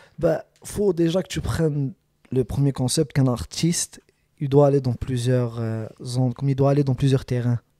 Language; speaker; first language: French; early bilingual, other home language; Arabic